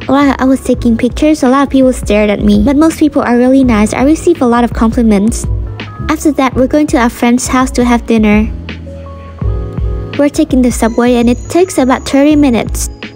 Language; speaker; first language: English; non-native, fluent; Vietnamese